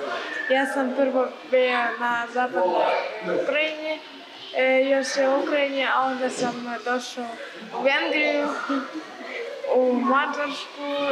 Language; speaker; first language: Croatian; non-native, learner; Ukrainian